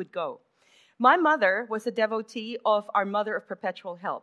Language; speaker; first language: English; non-native, local second language; Filipino